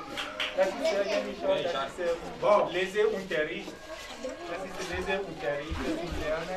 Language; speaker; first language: German; non-native, fluent; Ewe